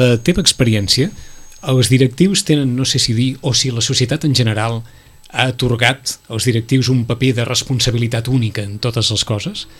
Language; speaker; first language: Catalan; native; Catalan